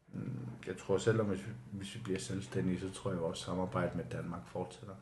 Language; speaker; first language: Danish; non-native, local second language; Kalaallisut